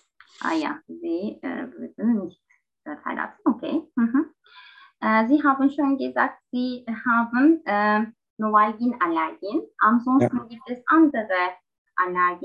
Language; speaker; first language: German; non-native, learner; Turkish